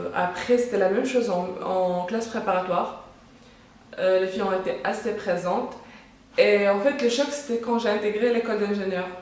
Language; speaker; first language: French; non-native, local second language; Arabic